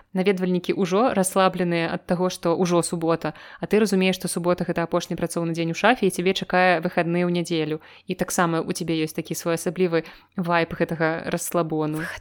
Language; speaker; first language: Belarusian; non-native, local second language; Russian